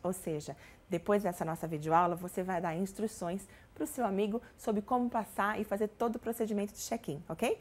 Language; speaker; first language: Portuguese; native; Portuguese